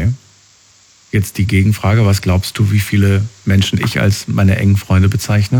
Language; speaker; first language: German; native; German